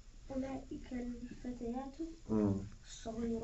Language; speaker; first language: Arabic; non-native, learner; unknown